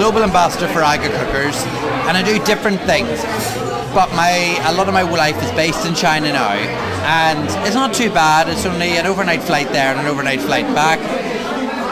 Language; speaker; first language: English; native; English